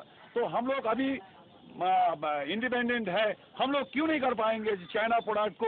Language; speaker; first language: Hindi; non-native, local second language; Bangla